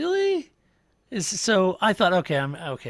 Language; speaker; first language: English; native; English